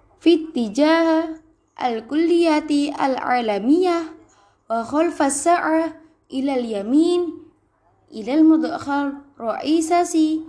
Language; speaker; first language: Arabic; non-native, learner; Indonesian